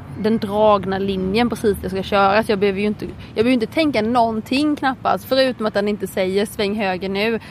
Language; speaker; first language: Swedish; native; Swedish